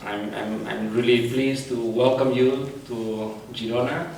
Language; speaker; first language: English; non-native, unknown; Catalan